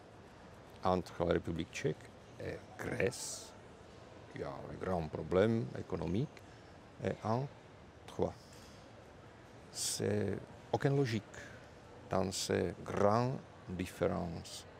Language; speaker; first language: French; non-native, fluent; Czech